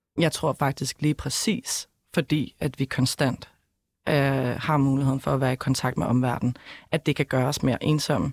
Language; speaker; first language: Danish; native; Danish